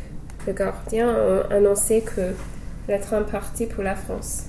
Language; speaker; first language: French; non-native, learner; English